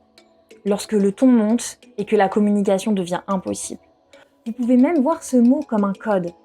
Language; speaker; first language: French; native; French